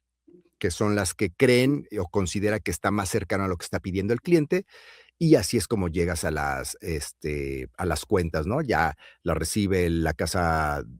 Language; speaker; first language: Spanish; native; Spanish